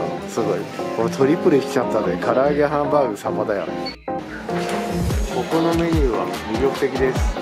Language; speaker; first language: Japanese; native; Japanese